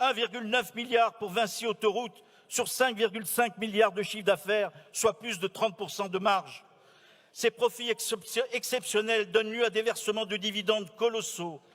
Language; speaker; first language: French; native; French